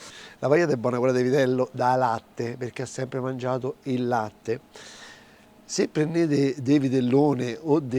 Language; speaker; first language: Italian; native; Italian